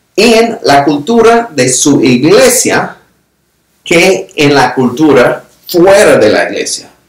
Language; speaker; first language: Spanish; non-native, fluent; English